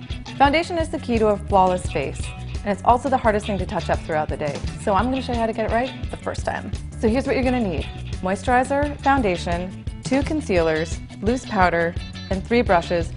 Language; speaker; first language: English; native; English